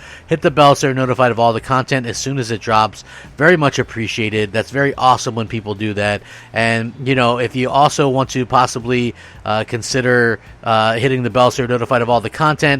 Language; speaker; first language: English; native; English